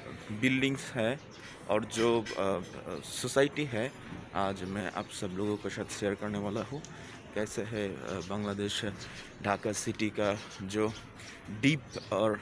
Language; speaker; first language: Hindi; non-native, learner; Bangla